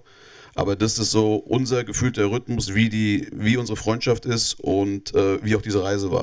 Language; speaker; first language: German; native; German